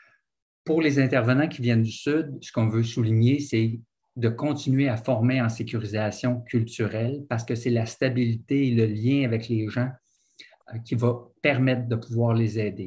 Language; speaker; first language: French; native; French